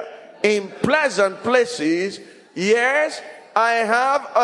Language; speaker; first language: English; non-native, local second language; Yoruba